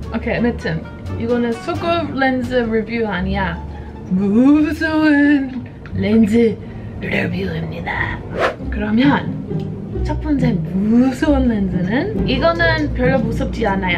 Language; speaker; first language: Korean; non-native, fluent; English